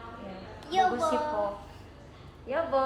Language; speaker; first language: Korean; non-native, learner; Indonesian